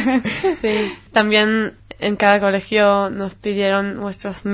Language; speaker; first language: Spanish; non-native, fluent; Hebrew